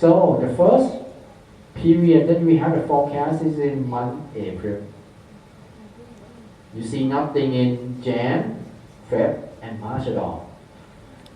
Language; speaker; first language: English; non-native, fluent; Thai